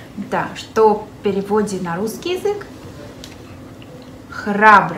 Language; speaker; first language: Russian; native; Russian